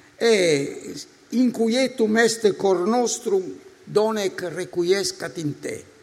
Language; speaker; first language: Italian; native; Italian